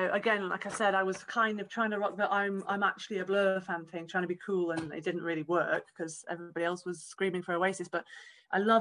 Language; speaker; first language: English; native; English